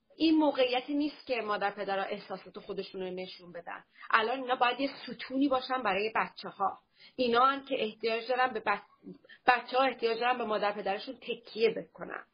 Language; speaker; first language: Persian; early bilingual, heritage; Persian